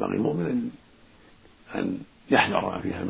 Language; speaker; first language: Arabic; native; Arabic